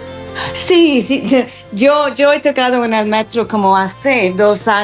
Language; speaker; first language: Spanish; non-native, fluent; English